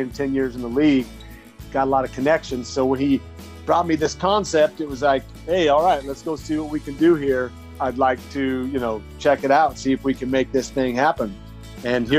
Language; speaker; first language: English; native; English